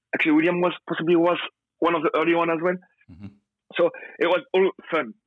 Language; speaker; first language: English; non-native, fluent; French